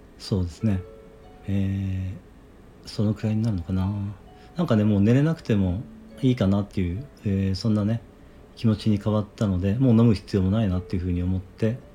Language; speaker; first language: Japanese; native; Japanese